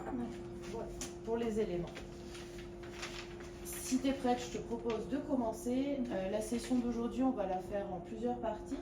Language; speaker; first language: French; native; French